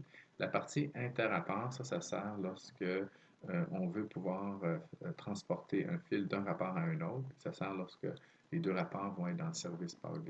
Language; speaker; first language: French; native; French